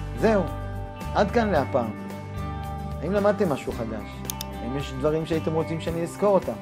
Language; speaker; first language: Hebrew; native; Hebrew